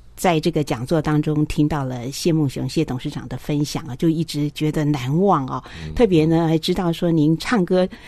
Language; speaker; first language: Chinese; native; Chinese